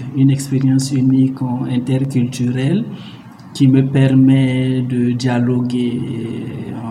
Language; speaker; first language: French; non-native, local second language; Mossi